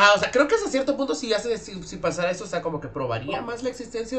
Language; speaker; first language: Spanish; native; Spanish